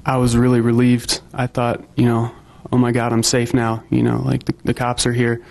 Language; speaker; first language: English; native; English